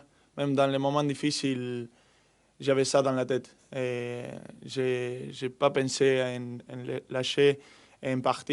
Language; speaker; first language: French; non-native, fluent; Spanish